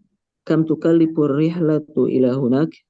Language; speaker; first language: Arabic; non-native, learner; Indonesian